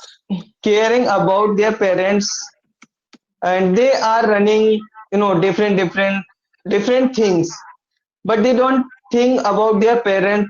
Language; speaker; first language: English; non-native, learner; Hindi